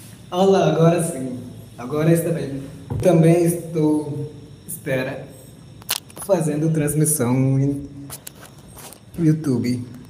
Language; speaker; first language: Portuguese; non-native, learner; Hindi